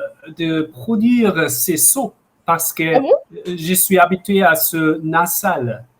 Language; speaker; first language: French; early bilingual, heritage; English